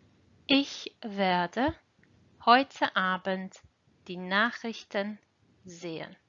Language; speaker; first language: German; non-native, fluent; English